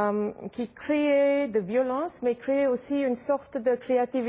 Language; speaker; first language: French; non-native, fluent; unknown